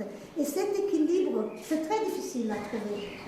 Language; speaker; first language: French; non-native, fluent; Portuguese